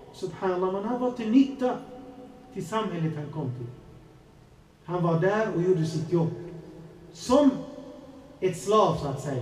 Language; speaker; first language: Swedish; non-native, fluent; Arabic